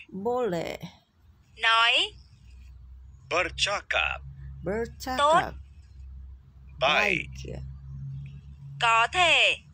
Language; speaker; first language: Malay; non-native, learner; Vietnamese